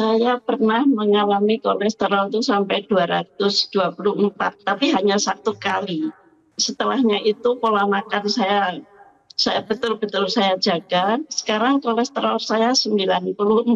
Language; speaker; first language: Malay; non-native, local second language; Javanese